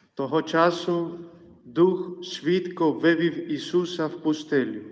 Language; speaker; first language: Ukrainian; non-native, fluent; Polish